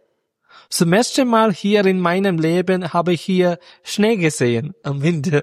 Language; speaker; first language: German; non-native, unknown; Malayalam